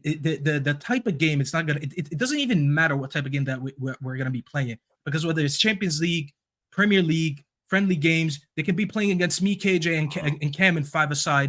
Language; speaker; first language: English; native; English